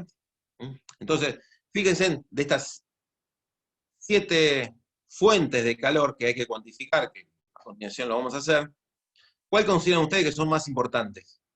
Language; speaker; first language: Spanish; native; Spanish